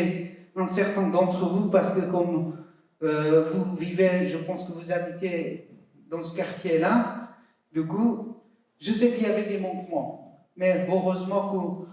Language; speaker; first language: French; non-native, fluent; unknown